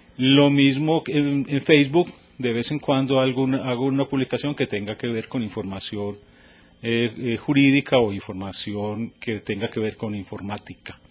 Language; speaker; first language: Spanish; native; Spanish